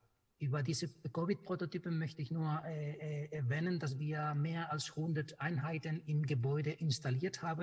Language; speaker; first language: German; non-native, fluent; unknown